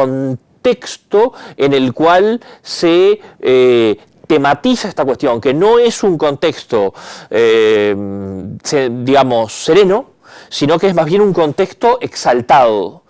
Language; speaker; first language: Spanish; native; Spanish